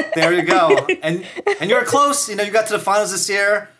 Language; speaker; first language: English; early bilingual, other home language; Korean